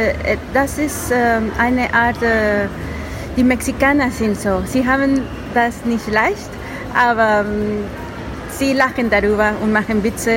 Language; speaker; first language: German; non-native, learner; Spanish